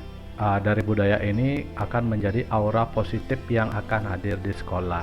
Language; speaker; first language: Indonesian; native; Indonesian